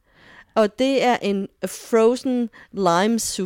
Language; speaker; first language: Danish; native; Danish